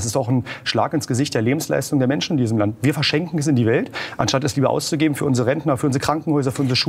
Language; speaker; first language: German; native; German